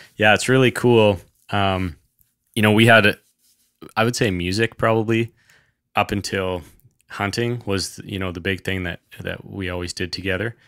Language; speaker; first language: English; native; English